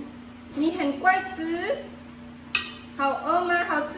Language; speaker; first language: Chinese; non-native, learner; Filipino